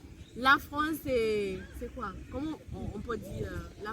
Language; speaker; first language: French; non-native, fluent; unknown